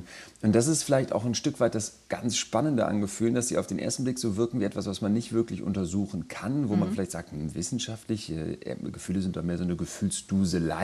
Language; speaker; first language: German; native; German